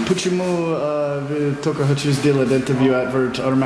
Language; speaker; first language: Russian; non-native, learner; English